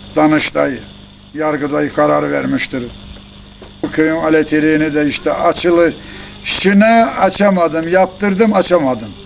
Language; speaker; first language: Turkish; native; Turkish